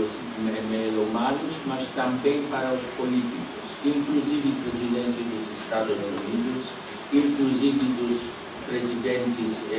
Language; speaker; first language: Portuguese; non-native, fluent; Polish